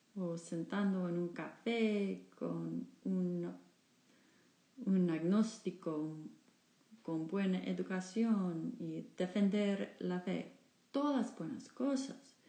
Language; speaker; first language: Spanish; non-native, learner; English